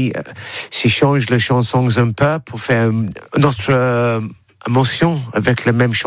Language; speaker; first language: French; non-native, learner; English